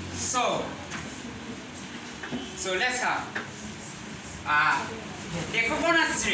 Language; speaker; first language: English; non-native, learner; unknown